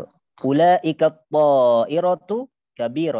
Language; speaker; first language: Arabic; non-native, learner; Indonesian